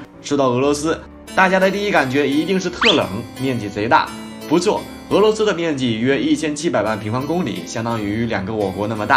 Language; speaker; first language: Chinese; native; Chinese